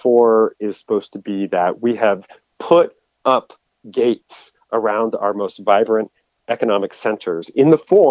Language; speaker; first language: English; native; English